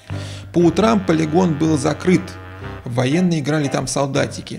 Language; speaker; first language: Russian; native; Russian